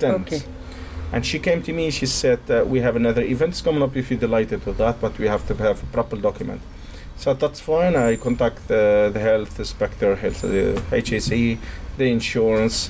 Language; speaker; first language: English; non-native, fluent; Arabic